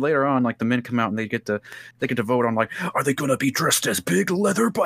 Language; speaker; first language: English; native; English